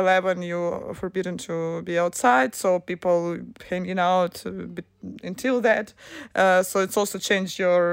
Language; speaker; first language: English; non-native, fluent; Ukrainian